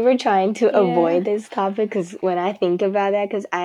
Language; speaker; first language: English; non-native, fluent; Chinese